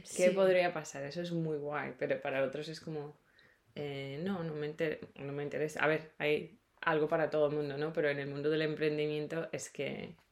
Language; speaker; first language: Spanish; non-native, fluent; English